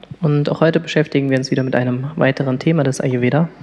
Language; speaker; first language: German; native; German